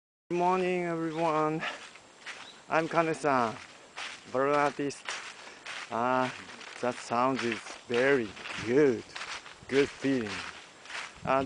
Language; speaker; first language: English; non-native, learner; Japanese